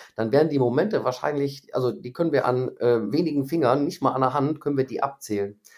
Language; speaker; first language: German; native; German